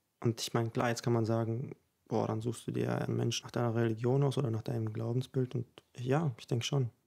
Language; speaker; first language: German; early bilingual, other home language; Ukrainian